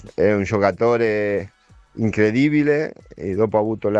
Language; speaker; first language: Italian; non-native, fluent; Spanish